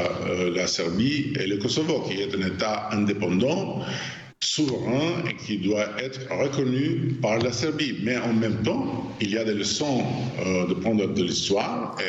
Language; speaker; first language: French; non-native, fluent; Albanian